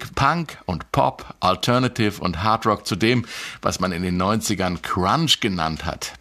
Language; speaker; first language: German; native; German